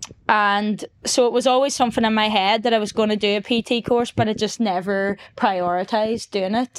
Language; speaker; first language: English; native; English